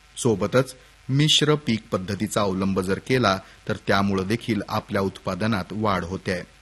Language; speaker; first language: Marathi; native; Marathi